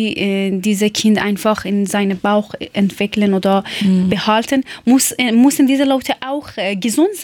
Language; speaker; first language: German; non-native, learner; Persian